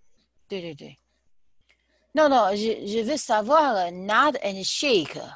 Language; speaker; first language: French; non-native, learner; Chinese